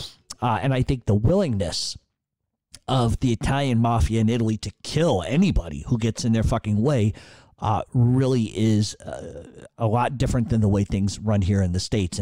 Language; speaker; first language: English; native; English